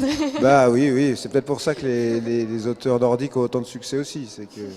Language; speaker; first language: French; native; French